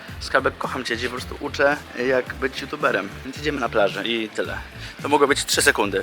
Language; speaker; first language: Polish; native; Polish